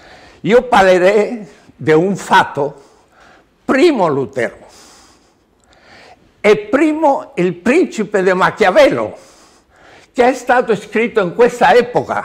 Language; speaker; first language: Italian; non-native, learner; Spanish